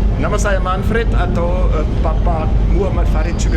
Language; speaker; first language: Indonesian; non-native, fluent; German